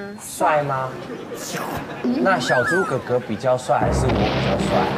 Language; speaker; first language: Chinese; native; Chinese